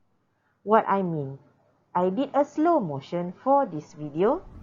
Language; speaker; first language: English; non-native, local second language; Malay